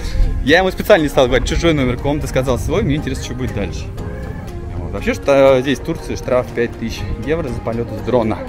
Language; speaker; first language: Russian; native; Russian